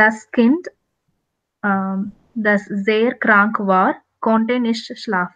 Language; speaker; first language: German; non-native, learner; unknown